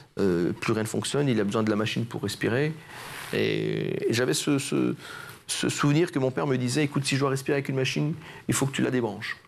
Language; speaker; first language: French; native; French